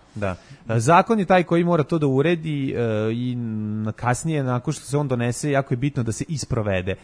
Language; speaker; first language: Serbian; native; Serbian